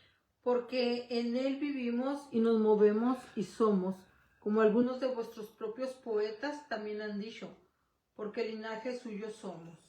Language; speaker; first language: Spanish; native; Spanish